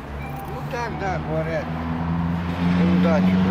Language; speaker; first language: Russian; native; Russian